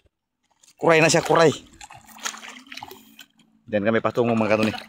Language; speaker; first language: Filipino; non-native, local second language; Cebuano